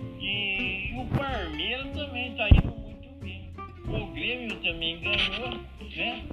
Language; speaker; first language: Portuguese; native; Portuguese